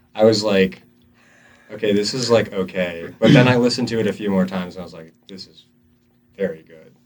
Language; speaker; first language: English; native; English